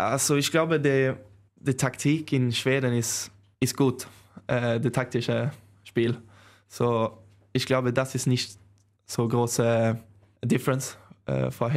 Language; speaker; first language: German; non-native, learner; Swedish